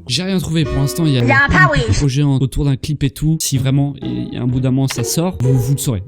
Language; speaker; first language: French; native; French